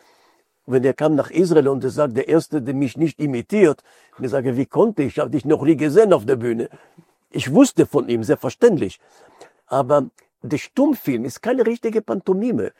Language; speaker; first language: German; non-native, fluent; Hebrew